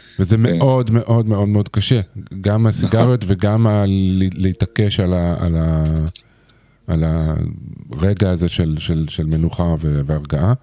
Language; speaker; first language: Hebrew; native; Hebrew